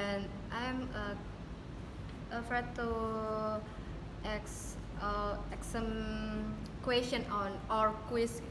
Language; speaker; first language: English; non-native, learner; Indonesian